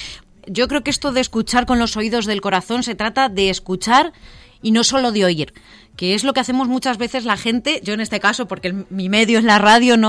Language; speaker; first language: Spanish; native; Spanish